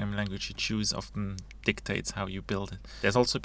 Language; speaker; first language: English; non-native, fluent; Luxembourgish